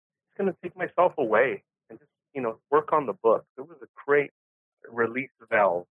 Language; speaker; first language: English; early bilingual, other home language; Spanish